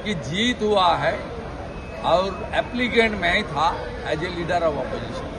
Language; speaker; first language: Hindi; non-native, local second language; Bangla